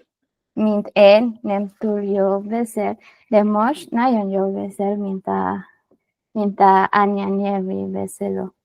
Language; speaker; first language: Hungarian; non-native, learner; Spanish